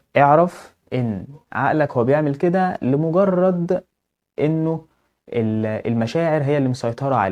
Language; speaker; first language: Arabic; native; Arabic